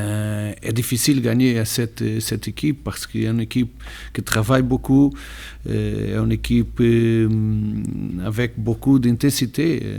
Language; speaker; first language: French; non-native, learner; Portuguese